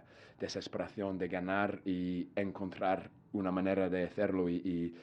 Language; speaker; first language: Spanish; non-native, fluent; English